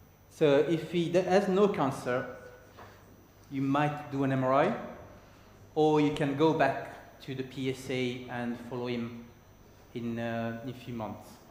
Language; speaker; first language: English; non-native, fluent; Italian